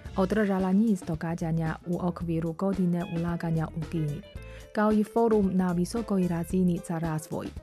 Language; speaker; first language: Croatian; non-native, fluent; Chinese